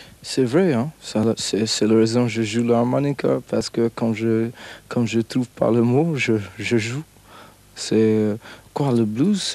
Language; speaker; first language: French; non-native, learner; English